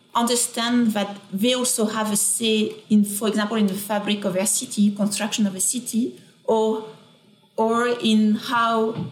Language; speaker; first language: English; non-native, fluent; French